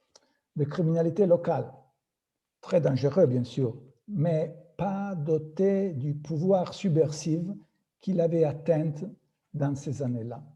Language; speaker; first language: French; non-native, fluent; Italian